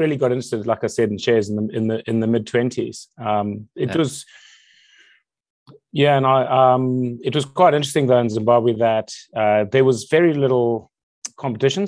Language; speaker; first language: English; native; English